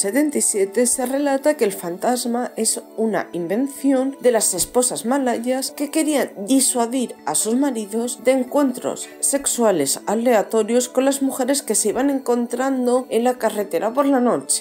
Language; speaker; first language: Spanish; native; Spanish